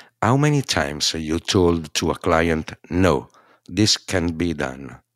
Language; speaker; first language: English; non-native, fluent; Italian